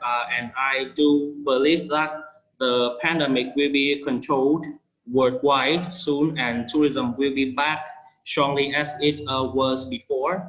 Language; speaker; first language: English; non-native, fluent; Vietnamese